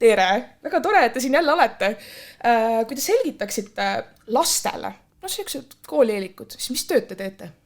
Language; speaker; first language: Estonian; native; Estonian